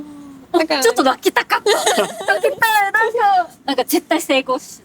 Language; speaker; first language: Japanese; non-native, learner; Cantonese